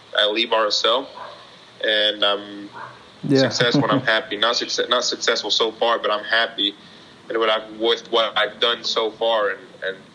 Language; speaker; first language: English; native; English